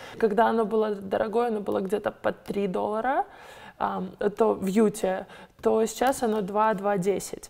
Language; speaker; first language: Russian; native; Russian